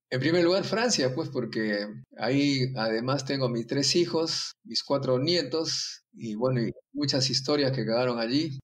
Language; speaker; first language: Spanish; native; Spanish